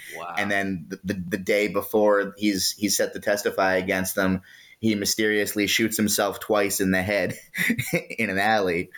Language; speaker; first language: English; native; English